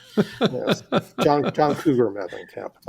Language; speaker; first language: English; native; English